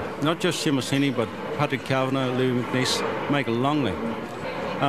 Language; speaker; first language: English; native; English